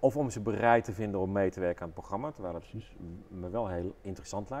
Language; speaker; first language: Dutch; native; Dutch